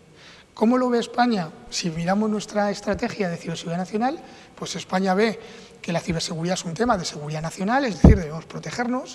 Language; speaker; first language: Spanish; native; Spanish